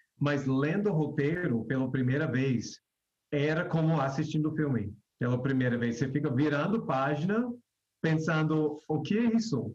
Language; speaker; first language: Portuguese; non-native, fluent; English